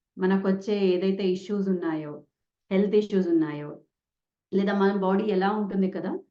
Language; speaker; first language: Telugu; non-native, local second language; Kannada